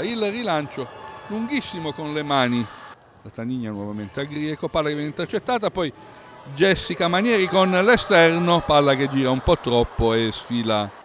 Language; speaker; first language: Italian; native; Italian